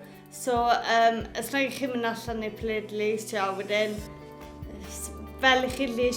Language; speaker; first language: Welsh; native; Welsh